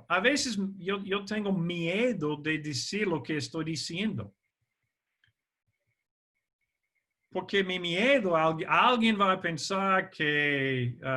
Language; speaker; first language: Spanish; non-native, fluent; English